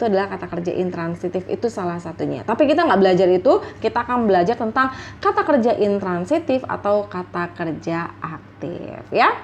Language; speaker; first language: Indonesian; native; Indonesian